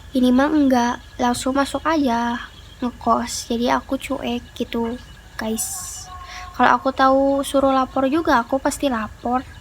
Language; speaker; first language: Indonesian; non-native, local second language; Sundanese